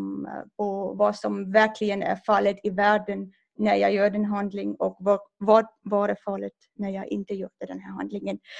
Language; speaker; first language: Swedish; non-native, fluent; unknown